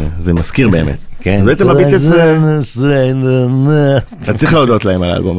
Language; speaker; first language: Hebrew; native; Hebrew